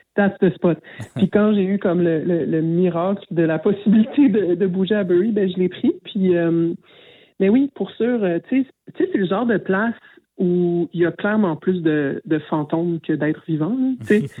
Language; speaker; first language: French; native; French